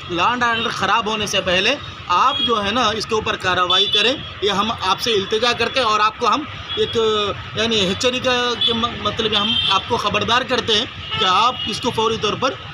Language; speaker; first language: Urdu; native; Urdu